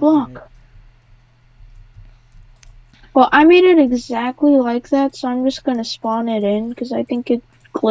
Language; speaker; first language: English; native; English